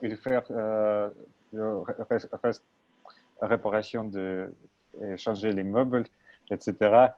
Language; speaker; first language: French; non-native, learner; Russian